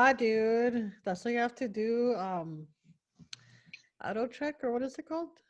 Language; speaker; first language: English; early bilingual, other home language; Spanish